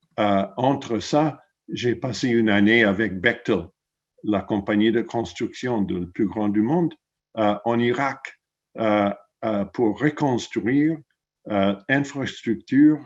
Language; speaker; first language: French; non-native, fluent; English